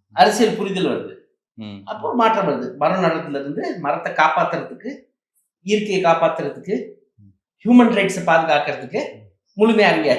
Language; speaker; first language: Tamil; native; Tamil